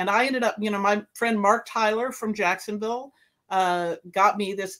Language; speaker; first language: English; native; English